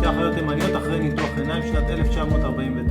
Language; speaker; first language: Hebrew; native; Hebrew